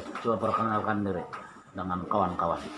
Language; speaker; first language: Malay; native; Malay